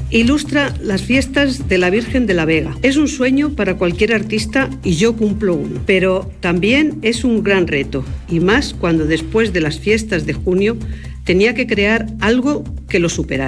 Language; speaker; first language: Spanish; native; Spanish